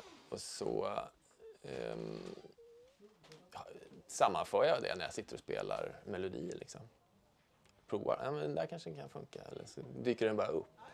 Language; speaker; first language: Swedish; native; Swedish